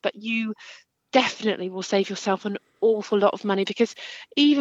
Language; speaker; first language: English; native; English